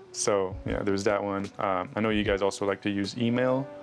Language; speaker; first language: English; native; English